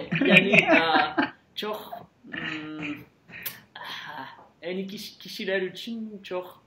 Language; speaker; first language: Azerbaijani; non-native, learner; French